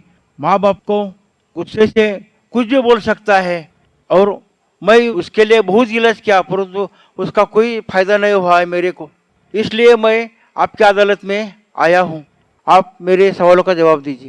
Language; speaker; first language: Hindi; non-native, local second language; Marathi